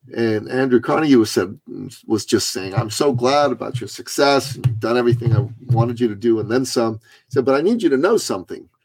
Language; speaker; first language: English; early bilingual, other home language; Persian